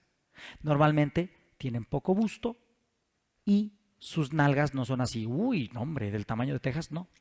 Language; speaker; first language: Spanish; native; Spanish